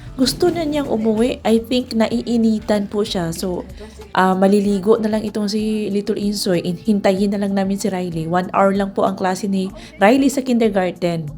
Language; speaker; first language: Filipino; non-native, local second language; Cebuano